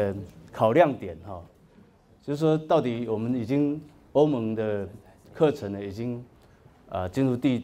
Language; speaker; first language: Chinese; native; Chinese